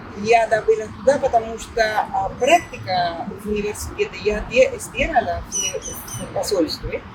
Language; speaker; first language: Russian; non-native, fluent; Spanish